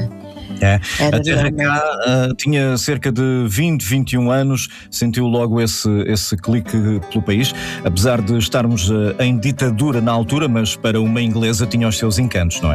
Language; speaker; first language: Portuguese; native; Portuguese